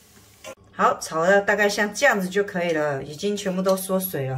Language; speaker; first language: Chinese; native; Chinese